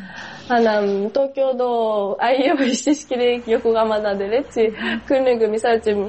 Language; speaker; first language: Kyrgyz; non-native, fluent; Japanese